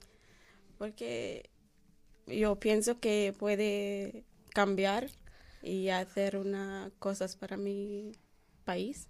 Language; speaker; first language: Spanish; non-native, learner; Arabic